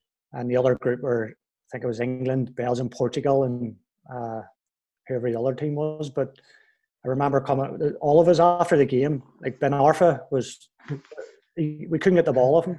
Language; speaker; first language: English; native; English